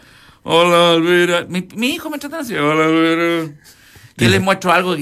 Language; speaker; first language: Spanish; native; Spanish